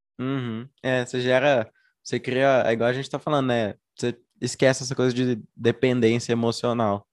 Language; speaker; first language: Portuguese; native; Portuguese